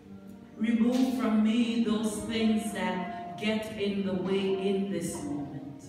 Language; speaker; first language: English; native; English